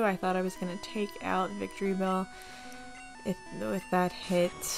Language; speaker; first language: English; native; English